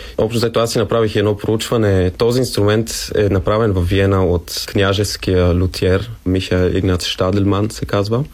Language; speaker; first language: Bulgarian; native; Bulgarian